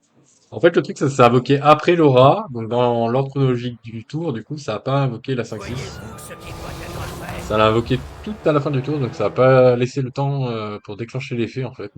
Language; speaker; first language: French; native; French